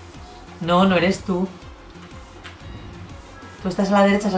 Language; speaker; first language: Spanish; native; Spanish